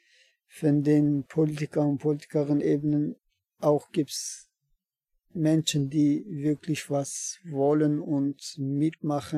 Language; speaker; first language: German; non-native, learner; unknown